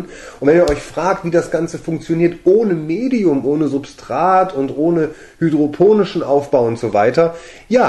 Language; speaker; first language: German; native; German